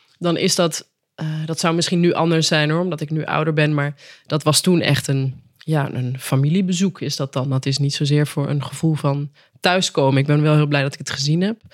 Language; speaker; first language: Dutch; native; Dutch